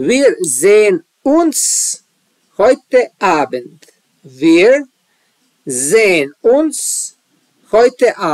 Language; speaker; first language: German; non-native, learner; Serbian